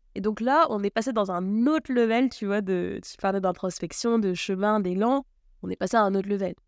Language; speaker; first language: French; native; French